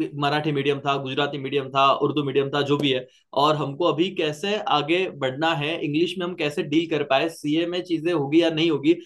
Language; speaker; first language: Hindi; non-native, local second language; Marathi